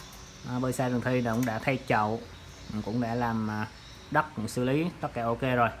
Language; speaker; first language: Vietnamese; native; Vietnamese